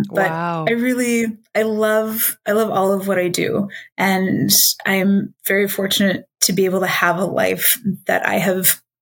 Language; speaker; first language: English; native; English